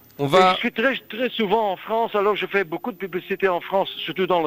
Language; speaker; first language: French; non-native, local second language; Dutch